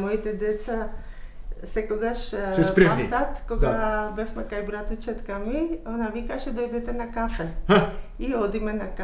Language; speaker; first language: Macedonian; non-native, fluent; Armenian